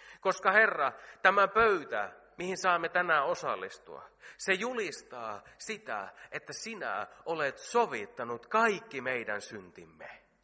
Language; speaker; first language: Finnish; native; Finnish